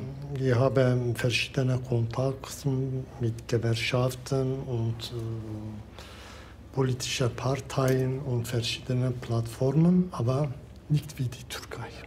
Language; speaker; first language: German; non-native, learner; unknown